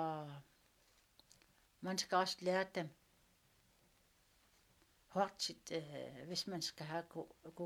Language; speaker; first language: Danish; non-native, local second language; Kalaallisut